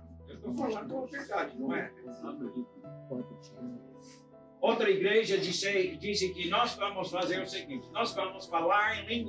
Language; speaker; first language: Portuguese; non-native, fluent; English